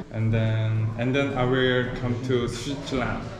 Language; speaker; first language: English; non-native, learner; Korean